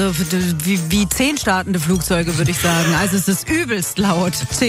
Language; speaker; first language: German; native; German